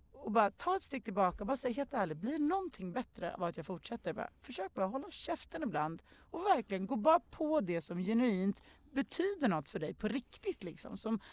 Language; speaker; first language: Swedish; native; Swedish